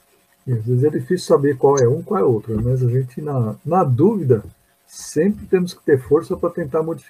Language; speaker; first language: Portuguese; native; Portuguese